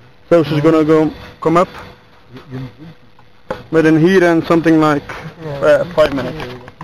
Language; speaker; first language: English; non-native, fluent; Dutch